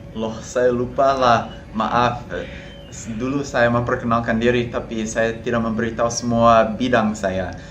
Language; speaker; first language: Indonesian; non-native, fluent; English